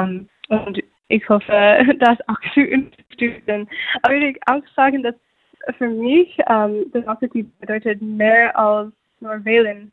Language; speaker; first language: German; non-native, fluent; English